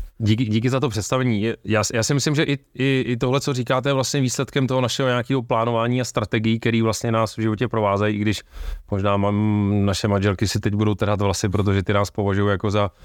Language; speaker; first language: Czech; native; Czech